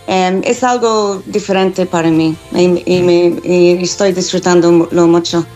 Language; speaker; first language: Spanish; non-native, fluent; English